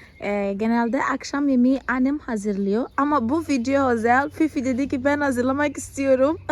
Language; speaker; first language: Turkish; non-native, fluent; Portuguese